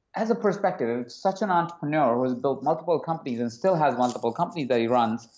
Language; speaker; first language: English; non-native, local second language; Hindi